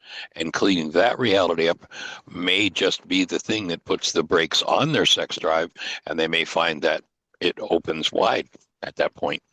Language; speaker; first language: English; native; English